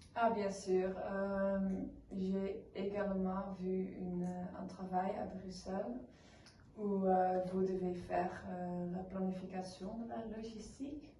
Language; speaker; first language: French; non-native, learner; Dutch